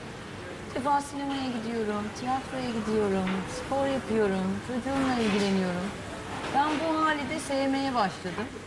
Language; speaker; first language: Turkish; native; Turkish